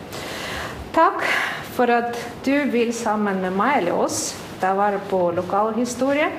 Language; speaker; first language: Norwegian; non-native, fluent; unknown